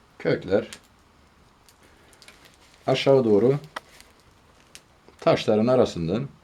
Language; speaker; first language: Turkish; native; Turkish